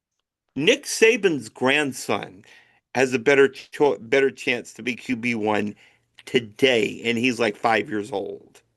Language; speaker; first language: English; native; English